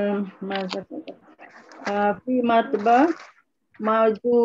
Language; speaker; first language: Arabic; non-native, learner; Malay